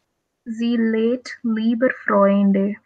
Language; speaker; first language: German; non-native, learner; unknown